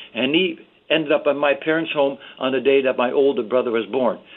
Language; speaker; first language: English; early bilingual, other home language; Dutch